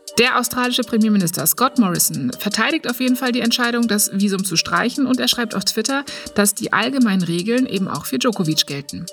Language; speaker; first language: German; native; German